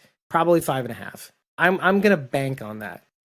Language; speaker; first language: English; native; English